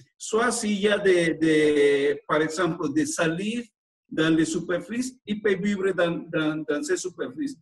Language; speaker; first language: French; non-native, fluent; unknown